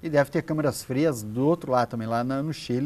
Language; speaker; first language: Portuguese; native; Portuguese